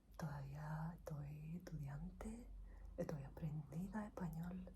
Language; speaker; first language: Spanish; non-native, learner; Greek